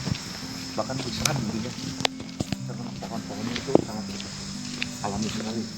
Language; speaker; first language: Indonesian; native; Indonesian